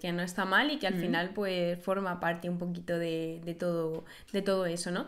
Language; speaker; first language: Spanish; native; Spanish